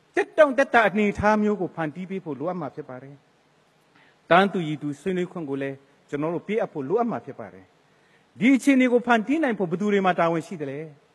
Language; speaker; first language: Burmese; non-native, local second language; Hakha Chin